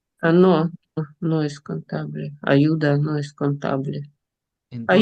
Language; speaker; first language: Spanish; non-native, learner; Russian